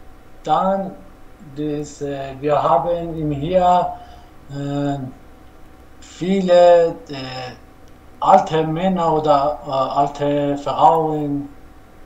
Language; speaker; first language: German; non-native, learner; Persian